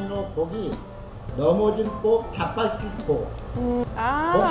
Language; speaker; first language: Korean; native; Korean